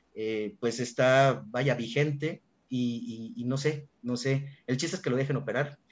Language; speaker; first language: Spanish; native; Spanish